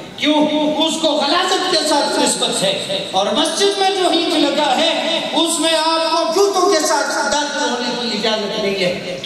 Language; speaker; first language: Urdu; non-native, local second language; Pashto